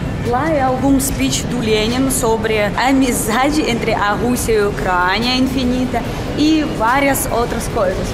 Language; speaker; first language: Portuguese; non-native, learner; Russian